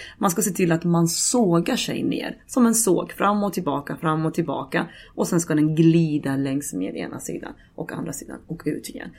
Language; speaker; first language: Swedish; early bilingual, other home language; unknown